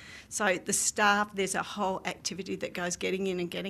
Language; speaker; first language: English; native; English